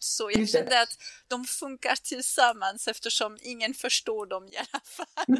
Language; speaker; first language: Swedish; non-native, fluent; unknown